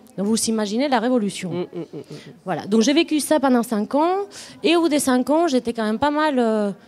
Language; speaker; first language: French; non-native, fluent; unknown